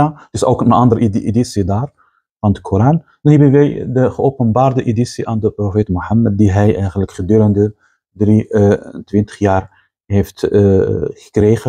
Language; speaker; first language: Dutch; non-native, fluent; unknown